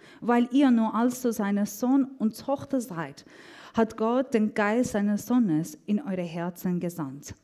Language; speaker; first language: German; non-native, fluent; Persian